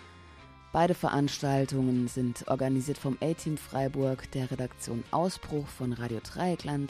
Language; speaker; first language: German; native; German